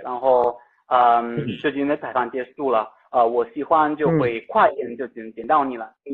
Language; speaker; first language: Chinese; non-native, fluent; Italian